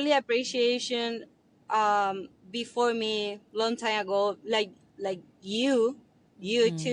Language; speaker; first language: English; non-native, learner; Spanish